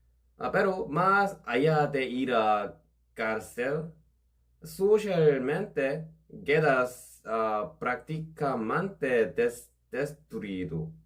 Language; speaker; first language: Spanish; non-native, learner; Korean